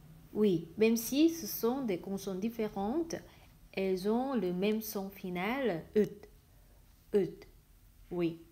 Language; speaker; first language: French; non-native, fluent; Korean